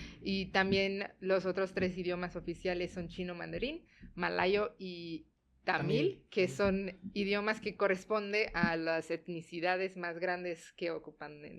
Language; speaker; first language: Spanish; non-native, fluent; Tamil